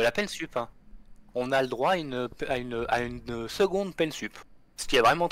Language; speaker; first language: French; native; French